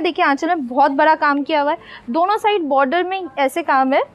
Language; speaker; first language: Hindi; non-native, local second language; Bangla